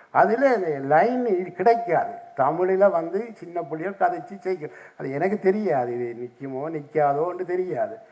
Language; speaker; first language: Tamil; native; Tamil